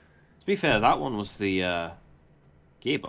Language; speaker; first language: English; native; English